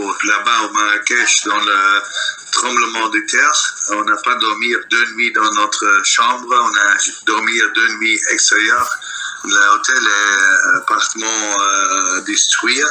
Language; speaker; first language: French; non-native, local second language; Dutch